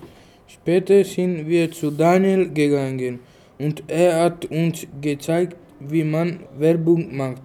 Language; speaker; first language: German; non-native, learner; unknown